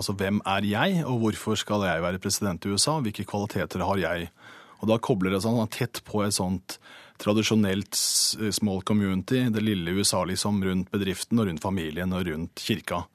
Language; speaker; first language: Norwegian; native; Norwegian